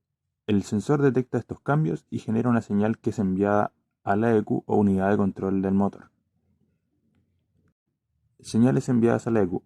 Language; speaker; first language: Spanish; native; Spanish